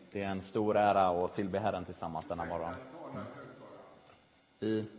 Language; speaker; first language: Swedish; native; Swedish